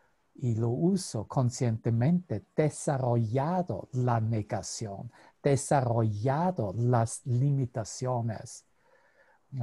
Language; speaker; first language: Spanish; non-native, fluent; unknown